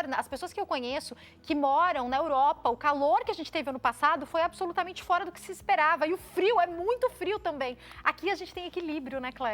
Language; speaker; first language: Portuguese; native; Portuguese